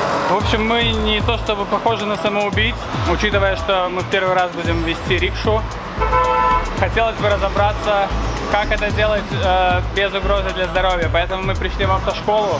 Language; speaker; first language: Russian; native; Russian